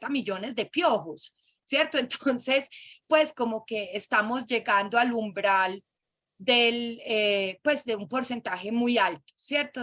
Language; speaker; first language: Spanish; native; Spanish